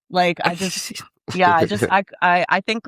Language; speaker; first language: English; native; English